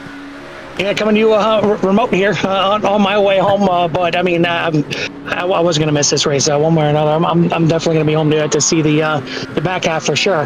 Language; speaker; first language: English; native; English